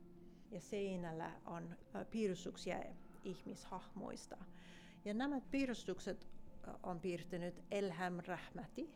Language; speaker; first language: Finnish; non-native, fluent; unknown